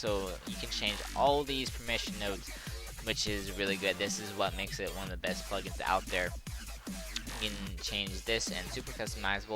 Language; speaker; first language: English; native; English